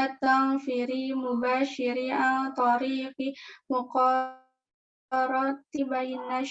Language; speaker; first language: Arabic; non-native, learner; Indonesian